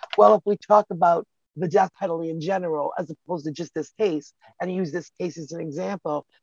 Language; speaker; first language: English; native; English